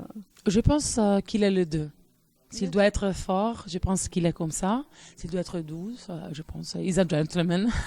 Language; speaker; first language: French; non-native, fluent; Italian